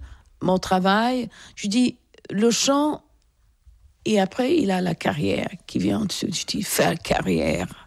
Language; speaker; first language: French; non-native, fluent; English